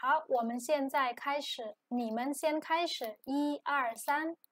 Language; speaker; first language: Chinese; non-native, fluent; Indonesian